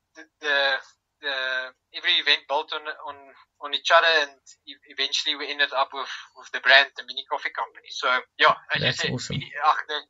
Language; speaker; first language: English; non-native, local second language; Afrikaans